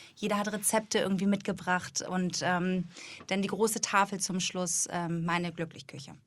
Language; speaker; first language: German; native; German